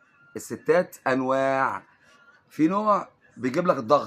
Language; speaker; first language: Arabic; native; Arabic